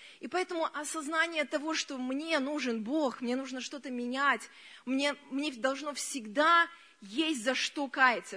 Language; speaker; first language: Russian; early bilingual, other home language; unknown